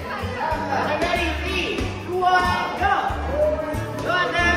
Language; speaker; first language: English; non-native, local second language; Filipino